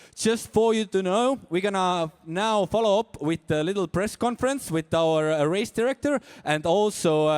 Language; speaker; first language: English; non-native, fluent; Estonian